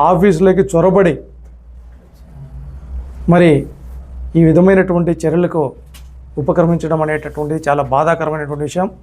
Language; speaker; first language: Telugu; native; Telugu